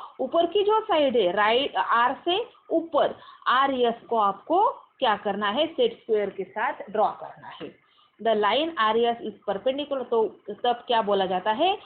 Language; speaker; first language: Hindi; non-native, local second language; Marathi